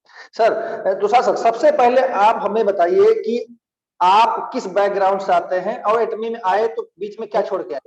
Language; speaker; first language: Hindi; native; Hindi